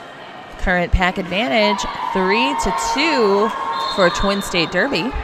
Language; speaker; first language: English; native; English